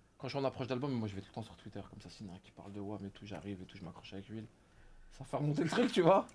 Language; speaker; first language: French; native; French